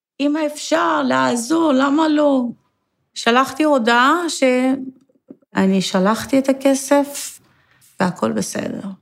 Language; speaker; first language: Hebrew; non-native, fluent; Persian